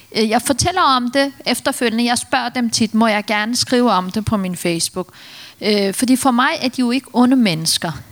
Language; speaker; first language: Danish; early bilingual, other home language; Turkish